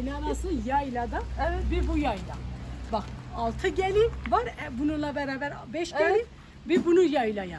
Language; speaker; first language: Turkish; native; Turkish